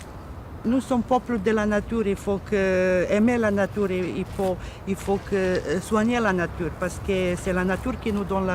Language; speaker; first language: French; non-native, learner; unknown